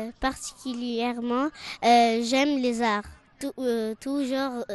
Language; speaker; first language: French; non-native, fluent; Arabic